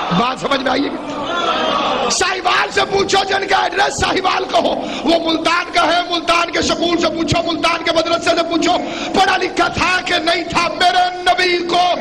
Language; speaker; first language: Urdu; non-native, local second language; Saraiki